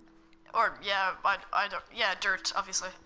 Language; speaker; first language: English; native; English